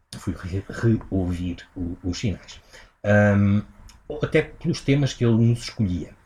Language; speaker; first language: Portuguese; native; Portuguese